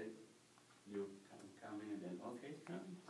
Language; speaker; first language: English; non-native, learner; Spanish